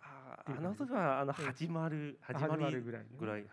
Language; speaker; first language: Japanese; non-native, learner; Chinese